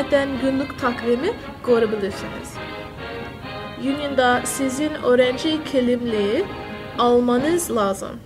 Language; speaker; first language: Turkish; non-native, learner; English